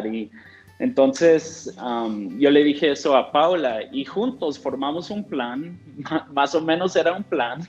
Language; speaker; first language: Spanish; non-native, fluent; English